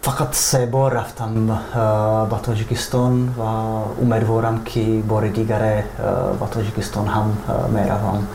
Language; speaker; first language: Persian; non-native, fluent; Czech